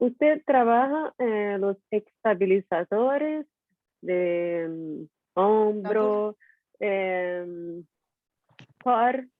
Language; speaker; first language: Spanish; non-native, learner; Portuguese